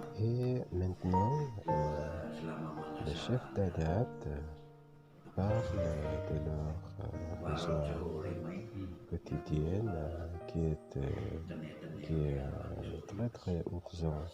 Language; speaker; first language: French; non-native, fluent; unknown